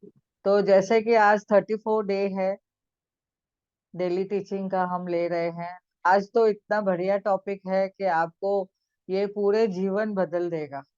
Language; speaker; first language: Hindi; native; Hindi